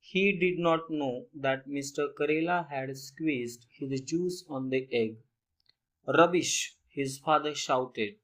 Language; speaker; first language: English; non-native, local second language; Marathi